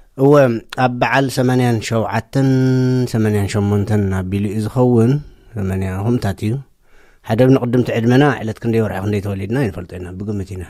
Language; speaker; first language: Tigrinya; native; Tigrinya